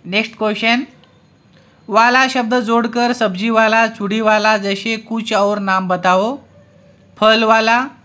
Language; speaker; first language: Hindi; non-native, local second language; Marathi